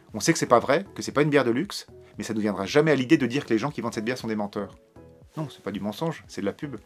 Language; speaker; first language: French; native; French